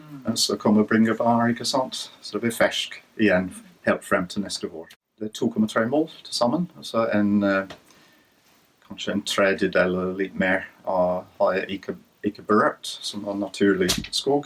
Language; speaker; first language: Norwegian; non-native, fluent; English